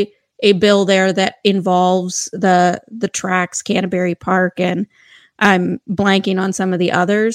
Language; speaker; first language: English; native; English